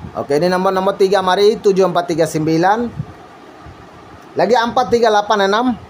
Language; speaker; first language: Malay; non-native, learner; Bangla